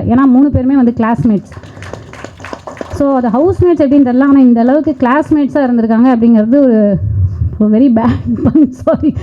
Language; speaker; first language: Tamil; native; Tamil